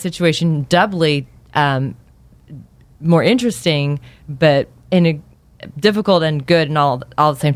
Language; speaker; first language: English; native; English